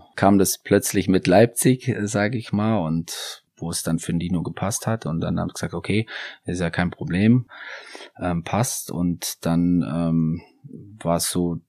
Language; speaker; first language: German; native; German